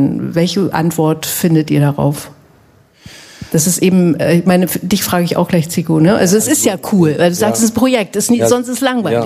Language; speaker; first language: German; native; German